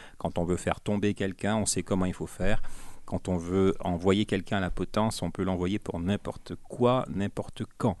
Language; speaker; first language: French; native; French